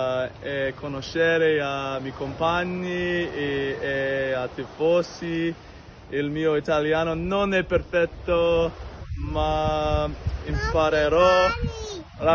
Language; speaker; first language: Italian; non-native, learner; English